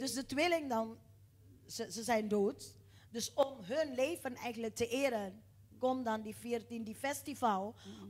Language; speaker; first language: Dutch; non-native, fluent; Indonesian